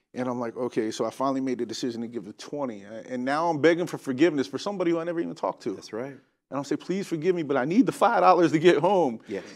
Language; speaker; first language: English; native; English